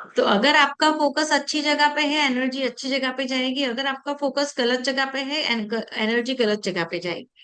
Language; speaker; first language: Hindi; non-native, local second language; Gujarati